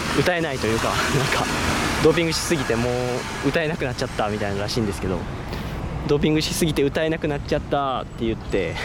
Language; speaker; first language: Japanese; native; Japanese